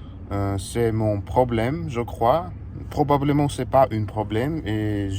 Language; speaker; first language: French; non-native, learner; Russian